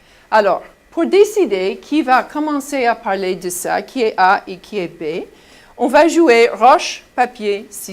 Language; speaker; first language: French; non-native, fluent; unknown